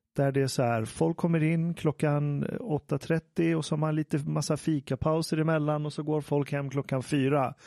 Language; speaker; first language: Swedish; early bilingual, other home language; Persian